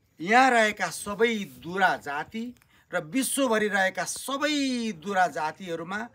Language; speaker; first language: Nepali; native; Nepali